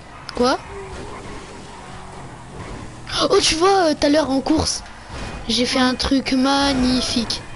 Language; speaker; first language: French; native; French